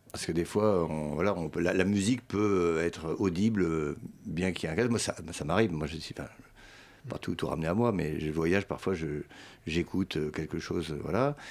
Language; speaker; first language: French; early bilingual, other home language; Swedish